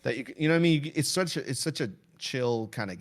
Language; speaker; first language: English; native; English